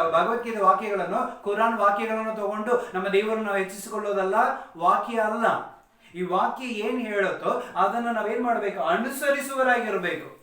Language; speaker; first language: Kannada; non-native, local second language; Tamil